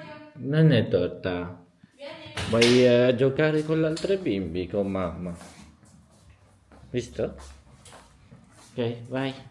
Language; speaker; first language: Italian; non-native, learner; Filipino